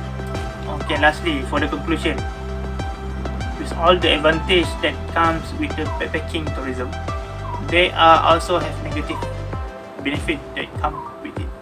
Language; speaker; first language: English; non-native, learner; Malay